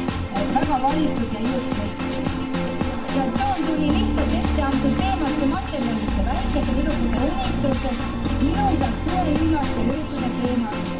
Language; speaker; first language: Estonian; native; Estonian